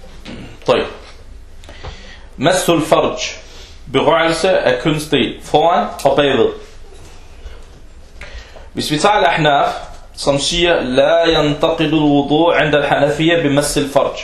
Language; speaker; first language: Danish; non-native, fluent; Arabic